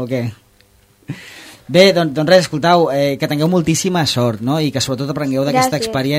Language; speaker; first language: Catalan; native; Catalan